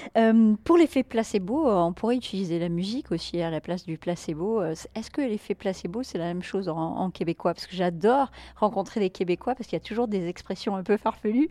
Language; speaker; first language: French; native; French